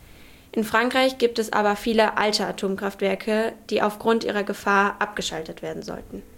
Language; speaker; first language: German; native; German